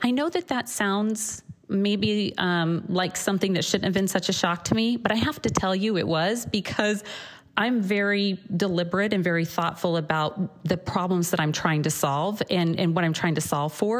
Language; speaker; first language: English; native; English